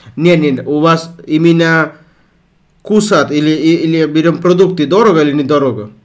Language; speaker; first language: Russian; non-native, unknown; Malay